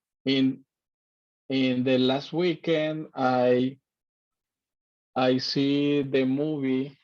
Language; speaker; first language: English; non-native, learner; Spanish